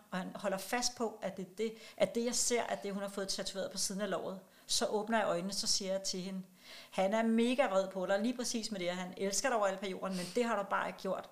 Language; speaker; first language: Danish; non-native, local second language; Kalaallisut